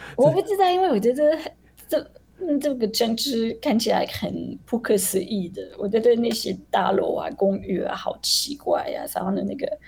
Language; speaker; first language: Chinese; non-native, fluent; French